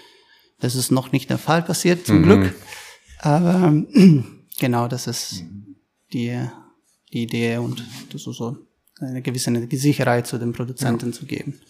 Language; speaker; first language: German; non-native, fluent; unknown